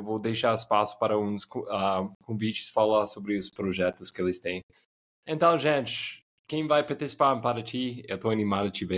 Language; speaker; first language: Portuguese; non-native, fluent; English